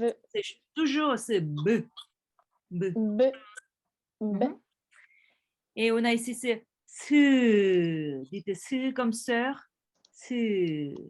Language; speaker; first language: French; early bilingual, other home language; Korean